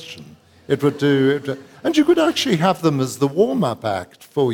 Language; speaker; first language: English; native; English